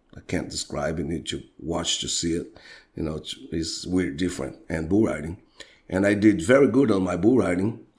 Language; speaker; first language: English; non-native, fluent; Portuguese